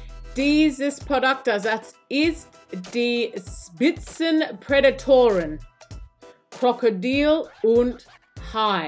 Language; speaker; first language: German; non-native, learner; English